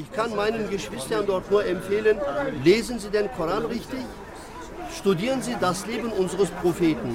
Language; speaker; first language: German; non-native, fluent; Turkish